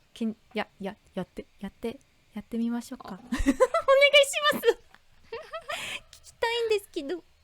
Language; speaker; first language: Japanese; non-native, learner; English